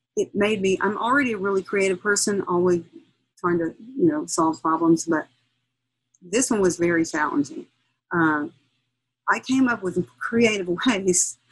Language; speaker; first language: English; native; English